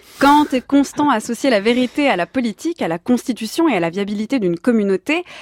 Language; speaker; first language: French; native; French